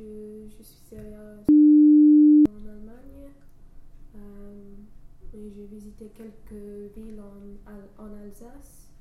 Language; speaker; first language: French; non-native, fluent; English